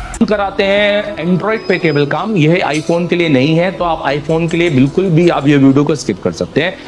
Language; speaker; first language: Hindi; native; Hindi